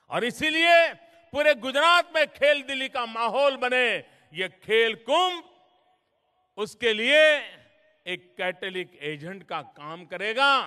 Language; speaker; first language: Hindi; non-native, local second language; Gujarati